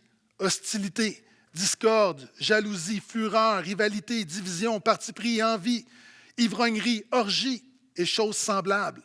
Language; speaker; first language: French; native; French